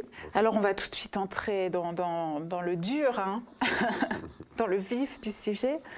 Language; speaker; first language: French; native; French